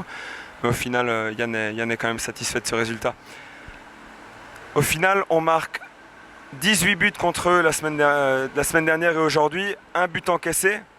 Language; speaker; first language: French; native; French